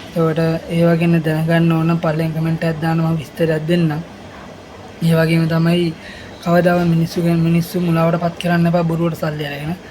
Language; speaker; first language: Sinhala; native; Sinhala